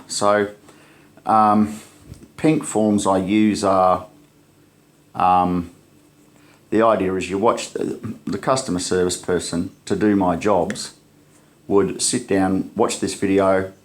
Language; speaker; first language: English; native; English